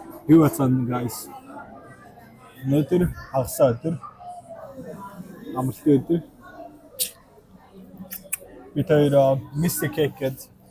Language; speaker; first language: Swedish; non-native, learner; Mongolian